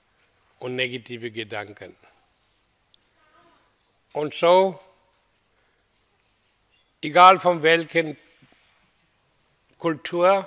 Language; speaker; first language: German; non-native, learner; Hindi